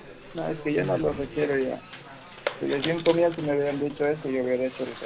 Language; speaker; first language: Spanish; native; Spanish